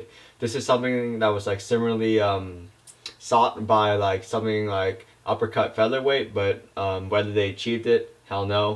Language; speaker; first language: English; native; English